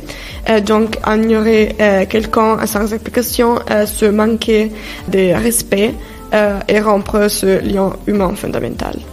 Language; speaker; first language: French; non-native, fluent; Italian